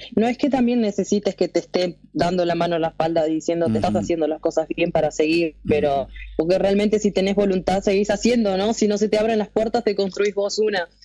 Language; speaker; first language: Spanish; native; Spanish